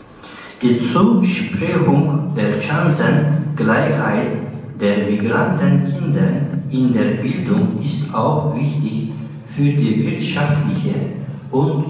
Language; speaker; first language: German; non-native, learner; Turkish